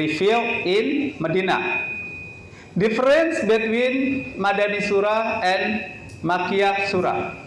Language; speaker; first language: English; non-native, learner; Indonesian